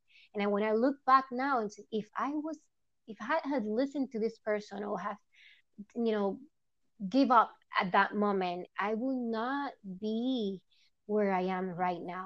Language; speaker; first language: English; non-native, fluent; Spanish